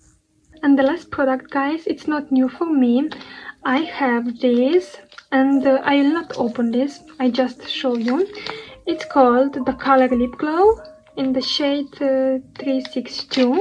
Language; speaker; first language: English; non-native, fluent; Romanian